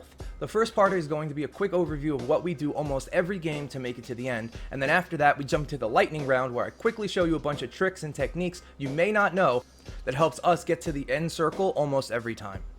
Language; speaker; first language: English; native; English